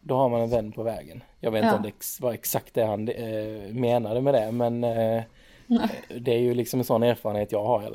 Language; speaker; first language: Swedish; native; Swedish